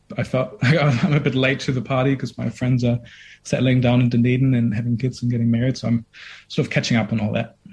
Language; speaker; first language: English; non-native, fluent; German